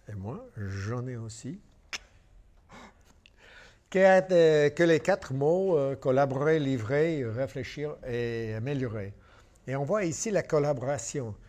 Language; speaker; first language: French; non-native, fluent; English